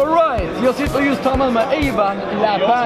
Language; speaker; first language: Swedish; native; Swedish